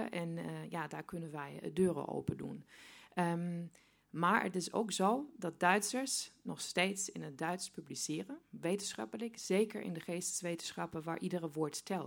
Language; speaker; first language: Dutch; non-native, fluent; German